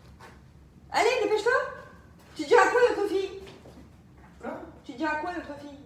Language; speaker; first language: French; native; French